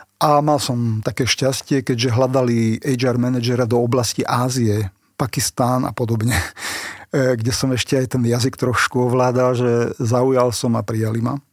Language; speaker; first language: Slovak; non-native, local second language; Hungarian